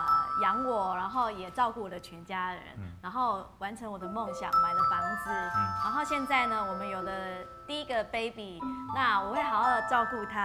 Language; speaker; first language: Chinese; native; Chinese